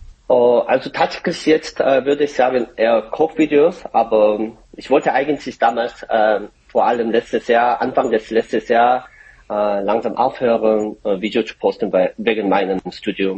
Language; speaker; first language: German; non-native, fluent; Korean